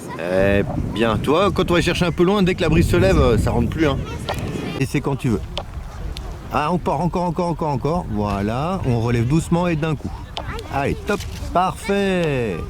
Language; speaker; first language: French; native; French